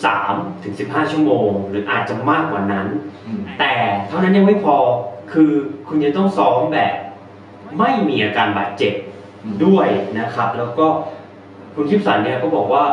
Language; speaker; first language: Thai; native; Thai